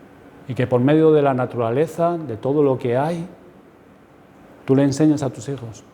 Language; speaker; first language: Spanish; native; Spanish